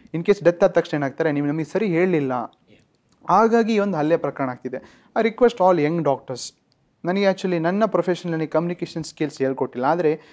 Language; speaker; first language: Kannada; native; Kannada